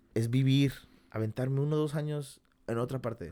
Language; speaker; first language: Spanish; early bilingual, heritage; Spanish